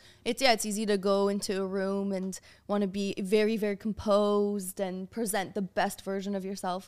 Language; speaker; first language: English; non-native, fluent; French